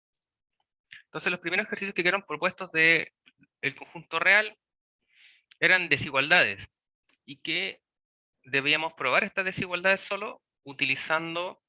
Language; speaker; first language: Spanish; native; Spanish